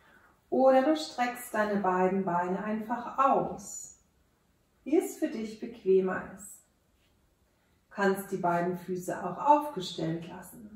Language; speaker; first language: German; native; German